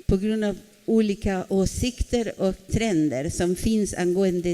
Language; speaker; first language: Swedish; non-native, fluent; Spanish